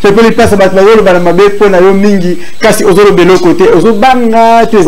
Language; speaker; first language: French; non-native, local second language; Lingala